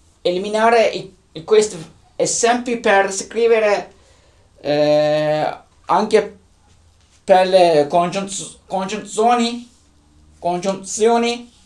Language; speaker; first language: Italian; non-native, learner; Turkish